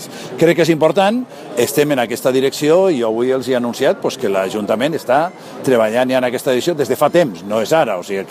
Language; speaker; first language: Catalan; native; Catalan